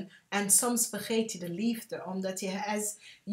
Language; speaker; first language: Dutch; non-native, learner; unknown